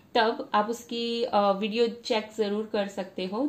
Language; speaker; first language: Hindi; non-native, local second language; Bangla